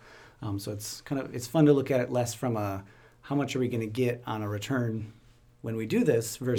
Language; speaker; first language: English; native; English